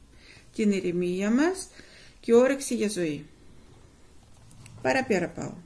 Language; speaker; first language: Greek; non-native, fluent; Russian